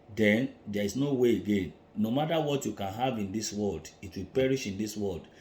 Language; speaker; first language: English; non-native, local second language; Yoruba